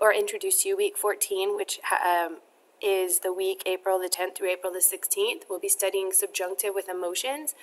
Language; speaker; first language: English; native; English